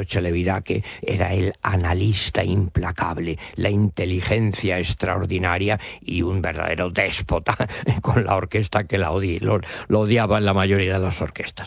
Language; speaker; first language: Spanish; native; Spanish